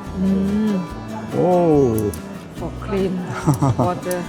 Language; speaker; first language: English; non-native, learner; Thai